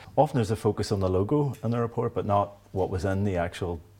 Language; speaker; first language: English; native; English